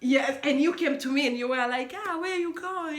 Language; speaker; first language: English; non-native, local second language; Swahili